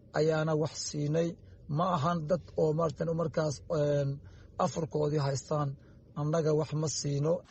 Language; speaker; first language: Somali; non-native, local second language; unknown